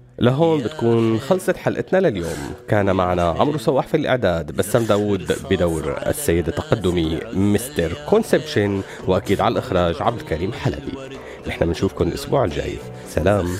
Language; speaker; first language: Arabic; native; Arabic